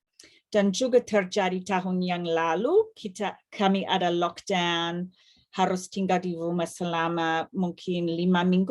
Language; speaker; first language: Indonesian; non-native, fluent; English